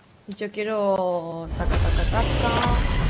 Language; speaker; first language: Spanish; native; Spanish